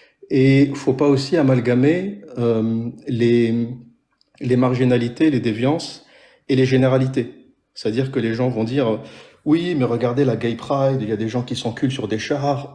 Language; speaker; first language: French; native; French